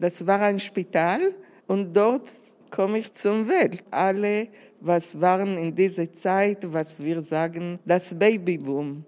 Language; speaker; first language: German; non-native, learner; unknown